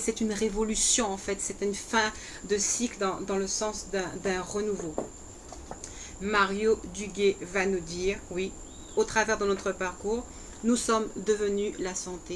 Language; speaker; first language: French; native; French